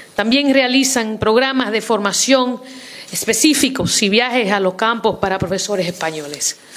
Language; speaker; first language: Spanish; early bilingual, heritage; Spanish